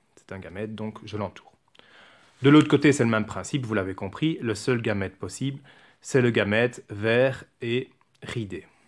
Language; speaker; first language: French; native; French